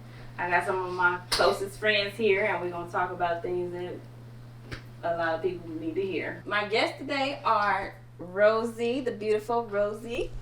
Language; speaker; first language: English; native; English